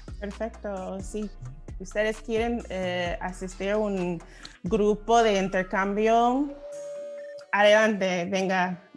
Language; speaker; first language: Spanish; non-native, fluent; English